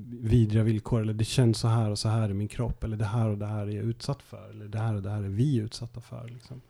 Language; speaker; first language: Swedish; native; Swedish